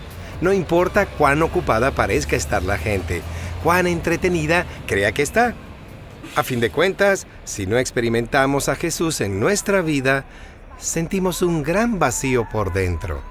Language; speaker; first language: Spanish; native; Spanish